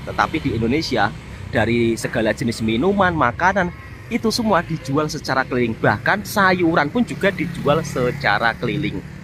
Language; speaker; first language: Indonesian; native; Indonesian